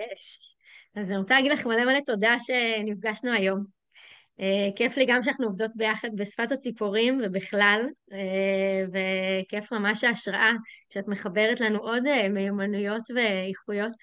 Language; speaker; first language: Hebrew; native; Hebrew